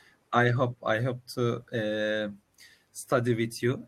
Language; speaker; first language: English; non-native, learner; Turkish